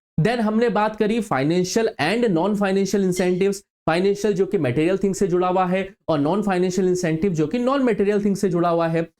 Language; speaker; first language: Hindi; native; Hindi